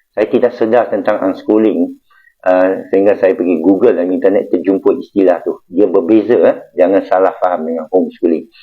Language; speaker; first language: Malay; non-native, local second language; Chinese